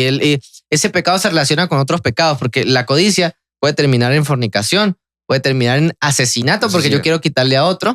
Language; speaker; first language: Spanish; native; Spanish